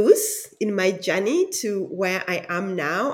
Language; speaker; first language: English; non-native, local second language; Luo (Kenya and Tanzania)